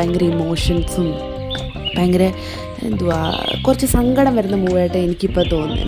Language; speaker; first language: Malayalam; native; Malayalam